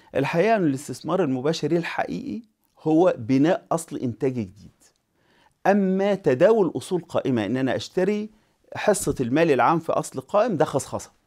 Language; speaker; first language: Arabic; native; Arabic